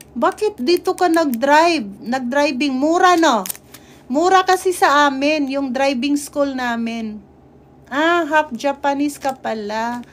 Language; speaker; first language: Filipino; native; Filipino